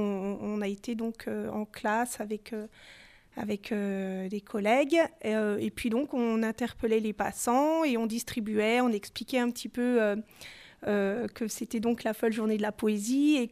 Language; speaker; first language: French; native; French